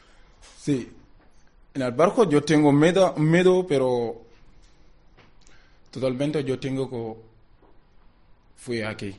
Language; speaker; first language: Spanish; non-native, learner; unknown